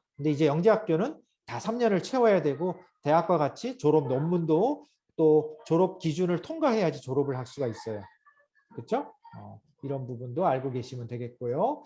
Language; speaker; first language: Korean; native; Korean